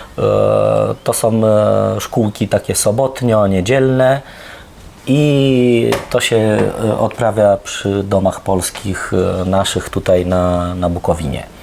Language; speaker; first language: Polish; early bilingual, heritage; Polish